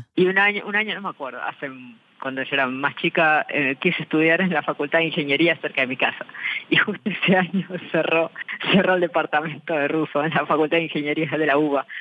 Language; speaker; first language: Spanish; native; Spanish